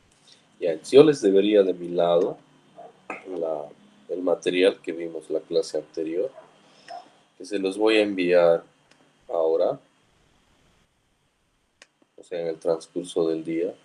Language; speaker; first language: Spanish; native; Spanish